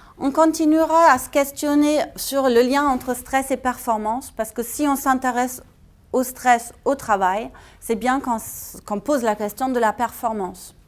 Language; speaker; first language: French; non-native, fluent; German